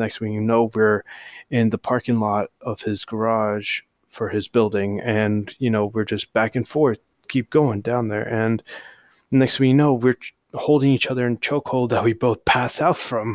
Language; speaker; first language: English; early bilingual, other home language; Hindi